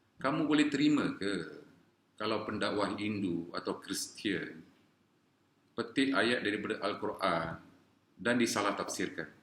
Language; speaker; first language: Malay; non-native, local second language; Tamil